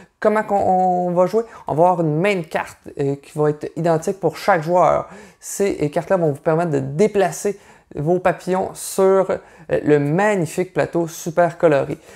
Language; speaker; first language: French; native; French